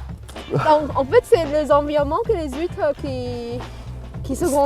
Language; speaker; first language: French; non-native, learner; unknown